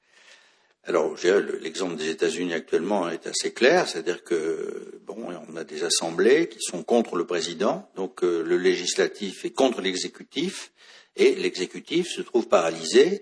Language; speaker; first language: French; native; French